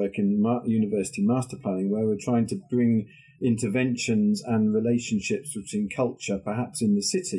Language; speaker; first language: English; native; English